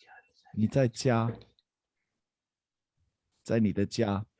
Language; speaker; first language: Chinese; non-native, fluent; English